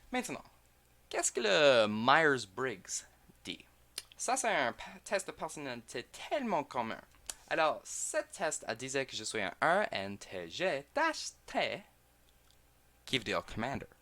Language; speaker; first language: French; non-native, learner; English